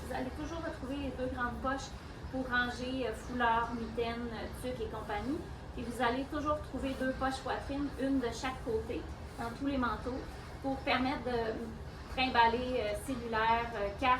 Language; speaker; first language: French; native; French